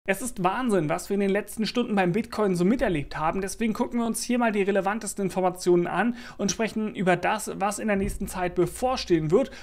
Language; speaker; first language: German; native; German